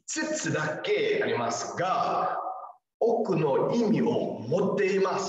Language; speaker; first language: Japanese; non-native, learner; English